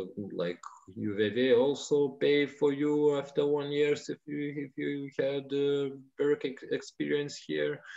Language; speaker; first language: English; non-native, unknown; Lithuanian